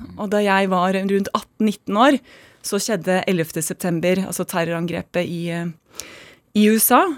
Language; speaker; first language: Norwegian; native; Norwegian